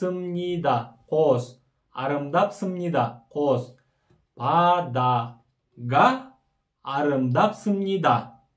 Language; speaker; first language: Korean; non-native, fluent; Kyrgyz